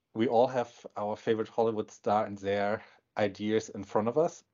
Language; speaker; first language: English; non-native, fluent; German